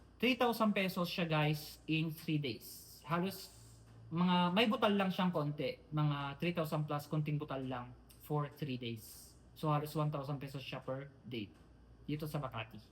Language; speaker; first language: Filipino; non-native, local second language; Iloko